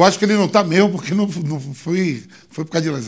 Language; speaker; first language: Portuguese; native; Portuguese